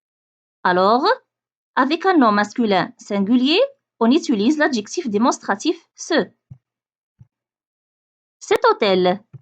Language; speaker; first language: French; non-native, local second language; Arabic